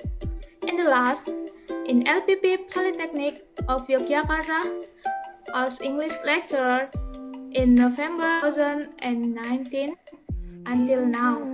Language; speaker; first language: English; non-native, learner; Indonesian